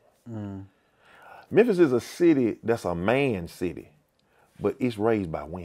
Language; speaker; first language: English; native; English